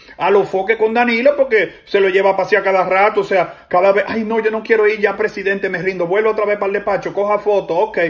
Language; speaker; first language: Spanish; native; Spanish